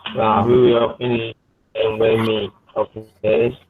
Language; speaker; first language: English; non-native, learner; Chinese